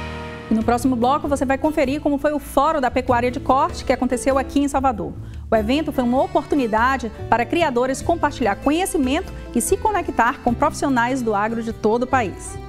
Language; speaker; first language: Portuguese; native; Portuguese